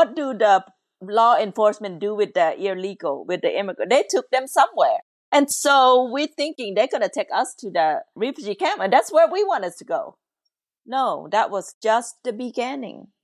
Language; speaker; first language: English; early bilingual, other home language; Lao